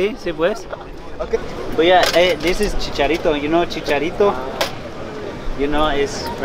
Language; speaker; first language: English; non-native, fluent; Spanish